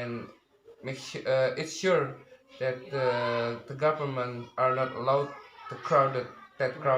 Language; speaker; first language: English; non-native, learner; Indonesian